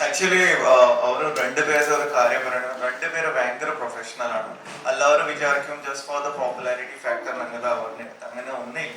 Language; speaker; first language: Malayalam; early bilingual, heritage; Malayalam